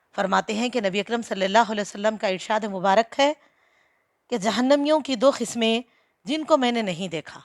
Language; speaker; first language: Urdu; native; Urdu